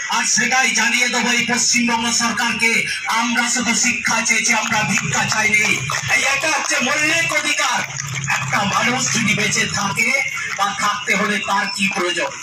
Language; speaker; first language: Bangla; non-native, local second language; Santali